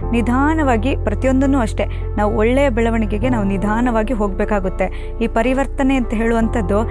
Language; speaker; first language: Kannada; native; Kannada